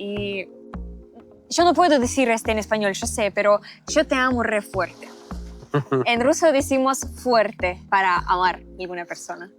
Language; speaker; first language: Spanish; non-native, learner; Russian